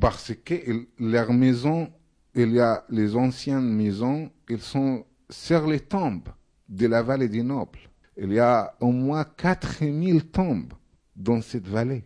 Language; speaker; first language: French; non-native, fluent; Arabic